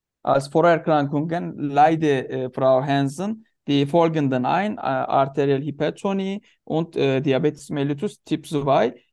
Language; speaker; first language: German; non-native, learner; Turkish